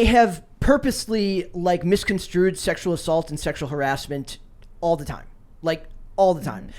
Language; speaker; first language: English; native; English